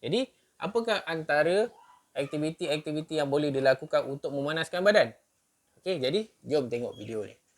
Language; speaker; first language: Malay; native; Malay